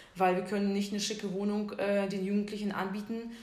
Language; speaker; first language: German; non-native, fluent; Russian